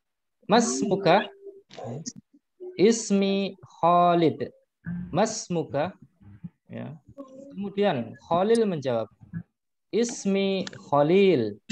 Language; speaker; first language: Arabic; non-native, fluent; Indonesian